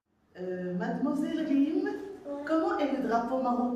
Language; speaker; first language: French; non-native, local second language; Arabic